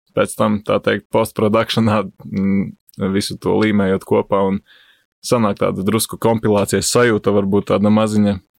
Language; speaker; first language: Latvian; native; Latvian